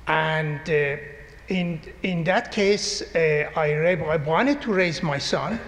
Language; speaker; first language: English; non-native, fluent; Persian